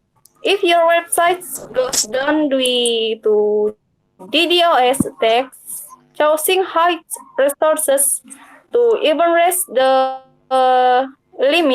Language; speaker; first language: English; non-native, learner; Indonesian